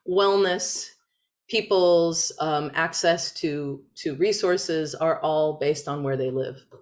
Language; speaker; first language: English; native; English